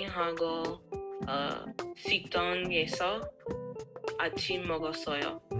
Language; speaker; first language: Korean; non-native, learner; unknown